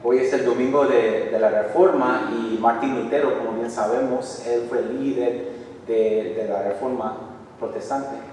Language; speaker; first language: Spanish; non-native, fluent; English